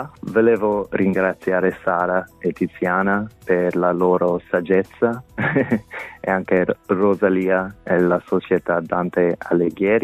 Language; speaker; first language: Italian; non-native, fluent; English